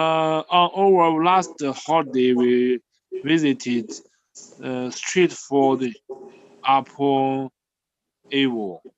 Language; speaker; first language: English; non-native, learner; Chinese